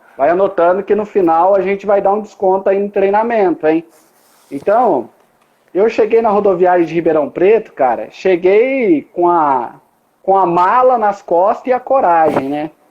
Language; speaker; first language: Portuguese; native; Portuguese